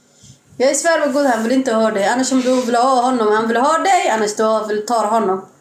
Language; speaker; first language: Swedish; non-native, learner; Somali